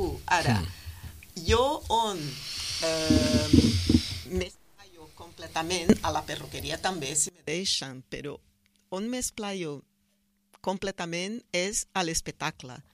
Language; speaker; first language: Catalan; non-native, fluent; Portuguese